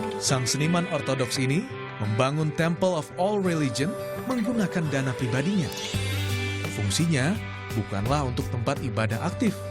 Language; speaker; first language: Indonesian; native; Indonesian